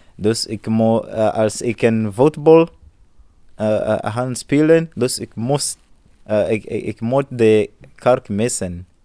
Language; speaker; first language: Dutch; non-native, learner; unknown